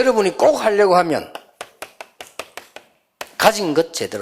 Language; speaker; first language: Korean; native; Korean